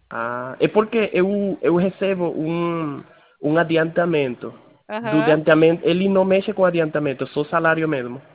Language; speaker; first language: Portuguese; non-native, fluent; Spanish